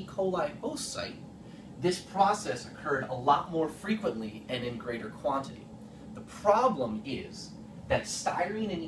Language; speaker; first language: English; native; English